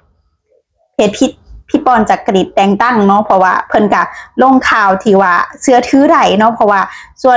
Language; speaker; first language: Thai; non-native, local second language; Lao